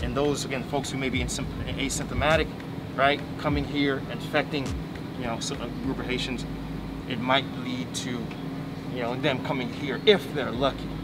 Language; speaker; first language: English; native; English